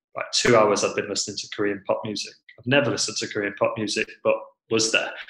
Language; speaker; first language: English; native; English